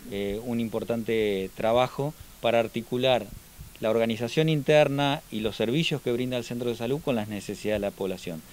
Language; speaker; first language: Spanish; native; Spanish